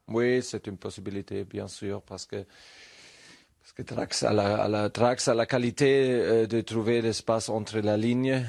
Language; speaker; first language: French; non-native, learner; German